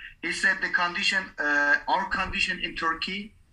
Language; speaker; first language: English; non-native, learner; Persian